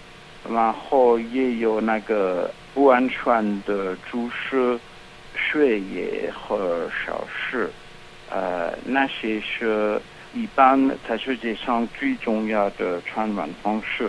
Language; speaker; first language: Chinese; non-native, fluent; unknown